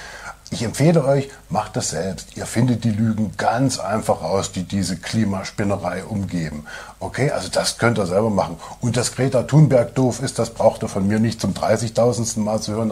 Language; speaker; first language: German; native; German